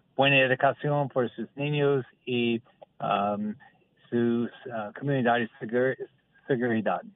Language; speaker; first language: Spanish; non-native, learner; English